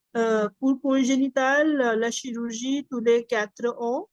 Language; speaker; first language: French; non-native, fluent; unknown